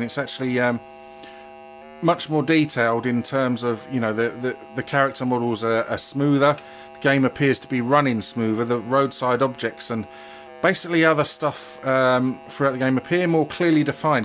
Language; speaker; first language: English; native; English